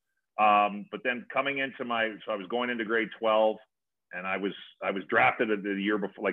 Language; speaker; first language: English; native; English